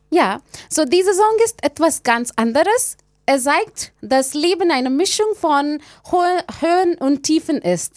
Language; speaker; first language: German; non-native, learner; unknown